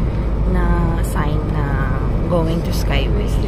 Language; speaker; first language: Filipino; native; Filipino